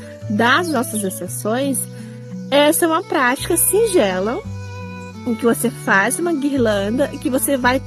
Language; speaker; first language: Portuguese; native; Portuguese